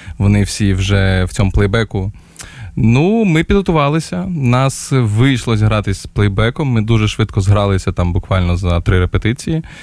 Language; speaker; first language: Ukrainian; native; Ukrainian